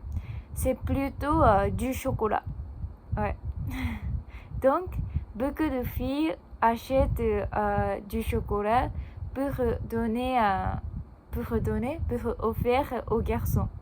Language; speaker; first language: French; non-native, learner; Japanese